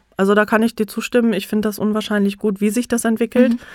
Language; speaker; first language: German; native; German